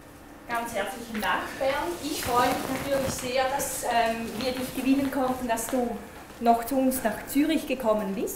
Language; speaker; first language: German; native; German